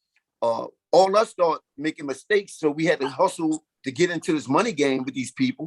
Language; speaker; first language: English; native; English